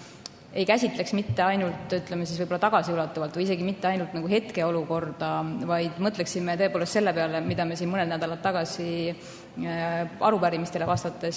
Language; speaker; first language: Estonian; native; Estonian